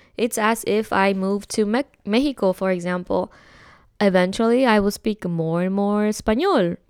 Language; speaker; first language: English; early bilingual, other home language; Spanish